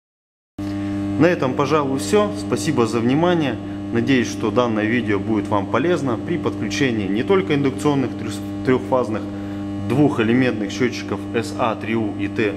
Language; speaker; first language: Russian; native; Russian